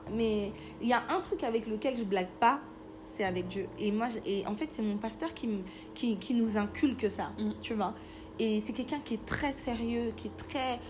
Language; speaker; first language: French; early bilingual, other home language; Lingala